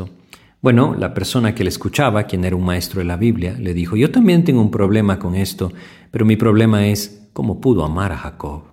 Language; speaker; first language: Spanish; native; Spanish